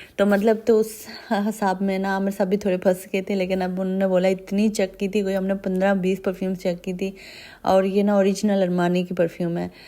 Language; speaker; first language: Hindi; non-native, local second language; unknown